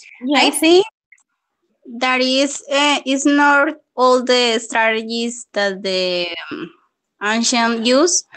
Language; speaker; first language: English; non-native, learner; Spanish